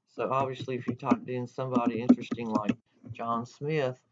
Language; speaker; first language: English; native; English